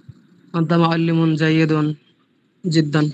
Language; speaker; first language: Arabic; non-native, learner; Bangla